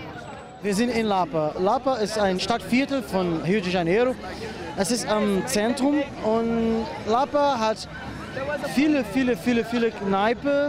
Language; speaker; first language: German; non-native, learner; Portuguese